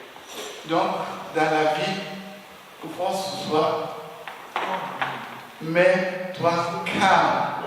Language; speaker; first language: French; non-native, learner; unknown